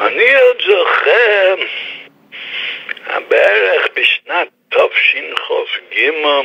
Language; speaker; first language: Hebrew; non-native, fluent; English